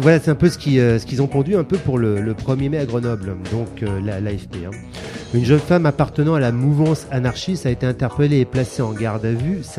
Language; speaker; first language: French; native; French